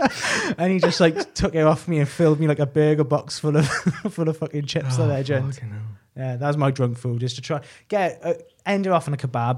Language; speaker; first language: English; native; English